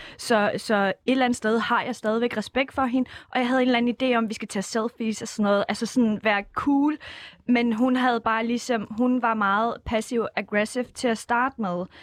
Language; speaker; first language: Danish; early bilingual, other home language; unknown